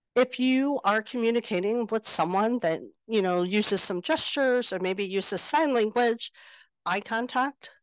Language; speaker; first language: English; native; English